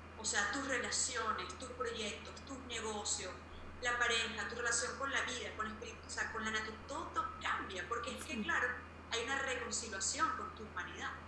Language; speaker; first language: Spanish; native; Spanish